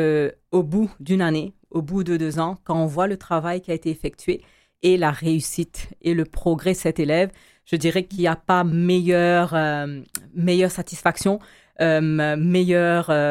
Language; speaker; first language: French; native; French